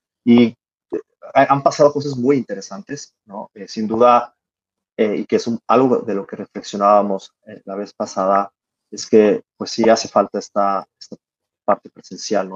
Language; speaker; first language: Spanish; native; Spanish